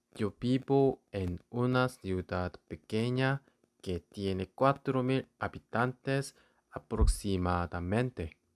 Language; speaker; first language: Spanish; non-native, learner; Korean